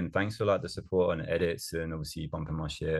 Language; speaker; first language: English; native; English